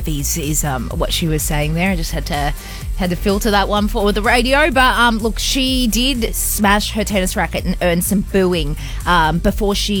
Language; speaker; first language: English; native; English